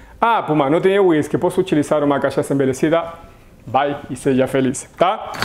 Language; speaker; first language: Portuguese; non-native, fluent; Spanish